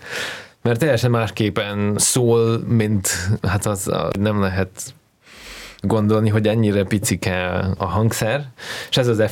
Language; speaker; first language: Hungarian; non-native, fluent; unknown